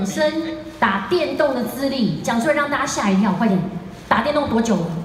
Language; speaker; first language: Chinese; native; Chinese